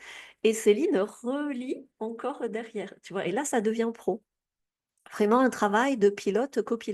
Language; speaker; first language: French; native; French